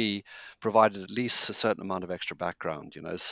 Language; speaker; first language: English; native; English